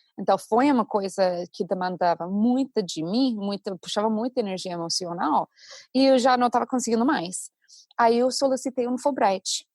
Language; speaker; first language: Portuguese; non-native, fluent; English